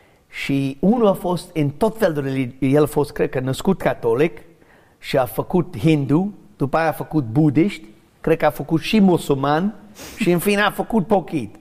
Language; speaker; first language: Romanian; non-native, learner; English